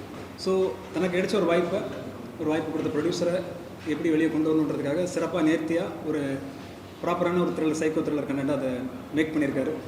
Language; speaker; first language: Tamil; native; Tamil